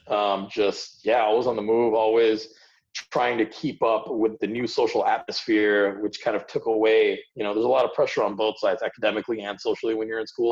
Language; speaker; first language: English; early bilingual, other home language; Hindi